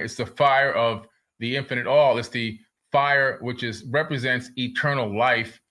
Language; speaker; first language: English; native; English